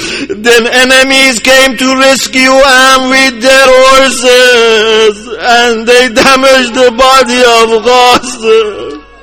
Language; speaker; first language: English; non-native, fluent; Persian